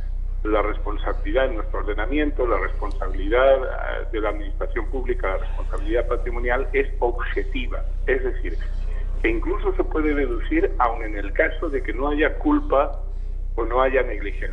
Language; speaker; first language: Spanish; native; Spanish